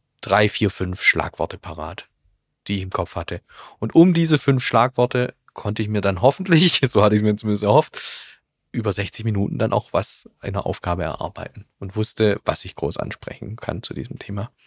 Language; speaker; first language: German; native; German